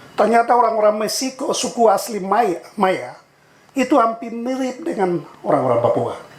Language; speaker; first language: Indonesian; native; Indonesian